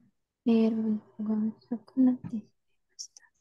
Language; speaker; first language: Japanese; non-native, learner; Indonesian